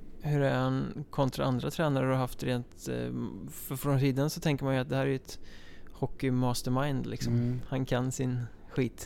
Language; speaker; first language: Swedish; native; Swedish